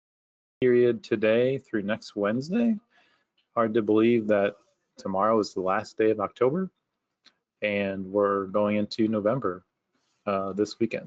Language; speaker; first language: English; native; English